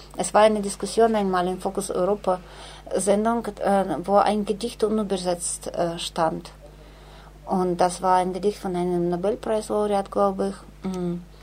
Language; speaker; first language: German; non-native, fluent; Russian